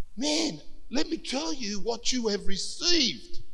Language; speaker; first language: English; early bilingual, other home language; Greek